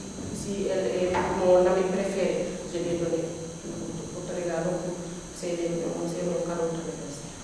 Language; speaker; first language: French; non-native, learner; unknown